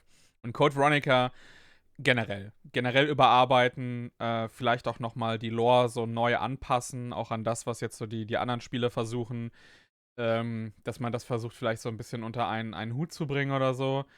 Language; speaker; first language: German; native; German